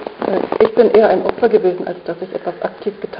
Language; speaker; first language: German; non-native, fluent; Russian